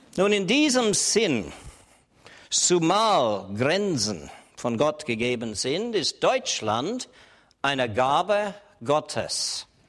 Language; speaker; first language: German; non-native, fluent; English